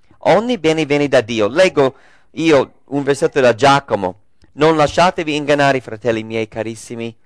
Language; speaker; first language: Italian; early bilingual, heritage; English